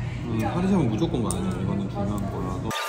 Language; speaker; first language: Korean; native; Korean